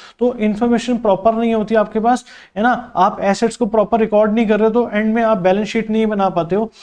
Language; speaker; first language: Hindi; native; Hindi